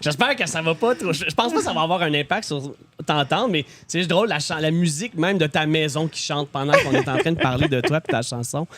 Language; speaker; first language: French; native; French